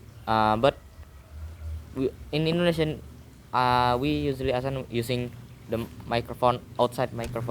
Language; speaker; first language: English; non-native, learner; Indonesian